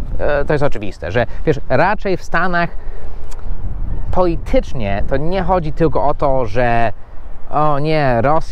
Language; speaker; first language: Polish; non-native, fluent; English